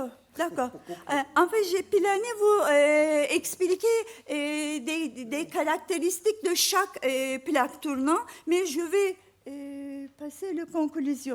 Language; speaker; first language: French; non-native, fluent; Turkish